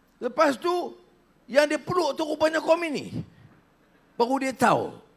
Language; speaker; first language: Malay; native; Malay